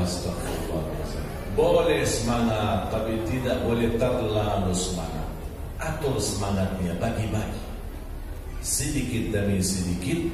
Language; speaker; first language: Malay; non-native, fluent; Arabic